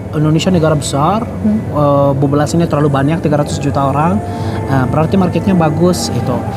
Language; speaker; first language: Indonesian; non-native, fluent; Arabic